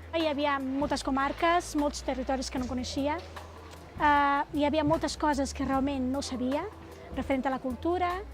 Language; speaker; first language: Catalan; non-native, fluent; Portuguese